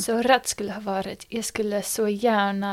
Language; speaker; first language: Swedish; non-native, fluent; English